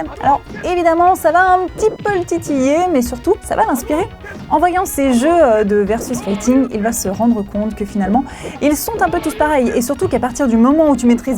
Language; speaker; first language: French; native; French